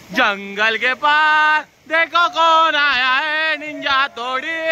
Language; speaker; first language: Hindi; non-native, local second language; Marathi